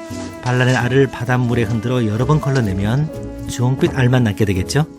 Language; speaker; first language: Korean; native; Korean